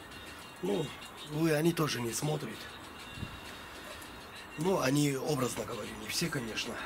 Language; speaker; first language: Russian; non-native, fluent; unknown